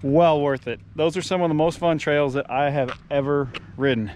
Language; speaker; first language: English; native; English